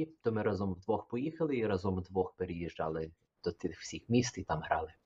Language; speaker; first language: Ukrainian; early bilingual, heritage; Ukrainian